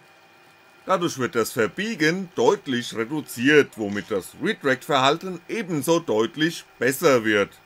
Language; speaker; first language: German; native; German